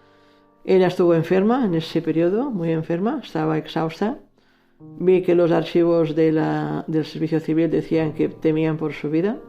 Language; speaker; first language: Spanish; native; Spanish